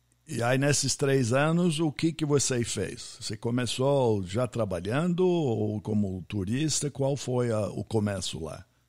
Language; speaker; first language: Portuguese; non-native, fluent; English